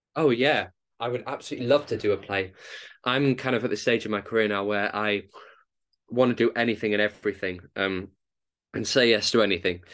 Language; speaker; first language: English; native; English